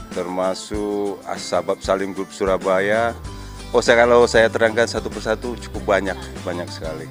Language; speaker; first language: Indonesian; non-native, local second language; Minangkabau